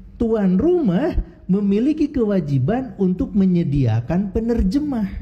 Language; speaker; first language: Indonesian; native; Indonesian